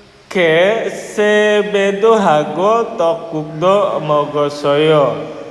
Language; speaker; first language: Korean; non-native, fluent; Indonesian